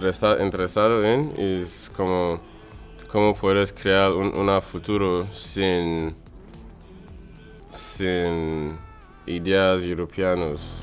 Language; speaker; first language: Spanish; non-native, learner; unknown